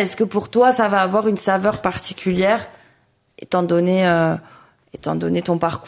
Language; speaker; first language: French; native; French